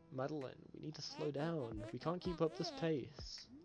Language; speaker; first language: English; native; English